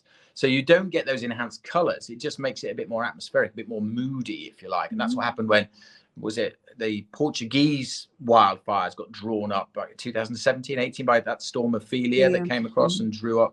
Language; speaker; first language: English; native; English